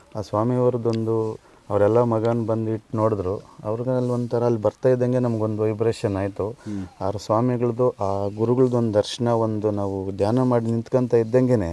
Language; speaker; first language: Kannada; native; Kannada